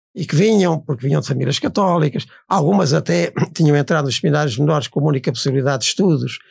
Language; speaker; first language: Portuguese; native; Portuguese